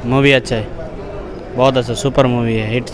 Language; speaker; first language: Hindi; non-native, local second language; Malayalam